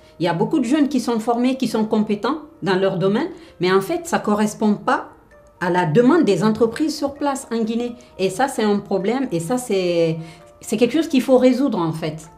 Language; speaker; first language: French; non-native, local second language; Fula